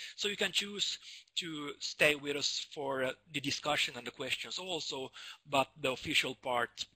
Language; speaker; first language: English; non-native, fluent; Finnish